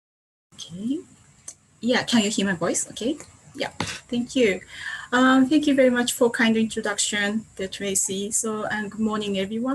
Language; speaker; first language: English; non-native, fluent; Japanese